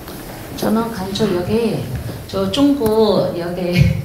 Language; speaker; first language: Korean; non-native, learner; Chinese